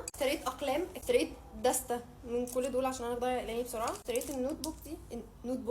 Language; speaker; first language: Arabic; native; Arabic